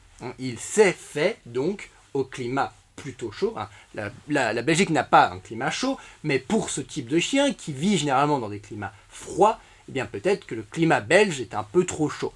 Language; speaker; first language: French; native; French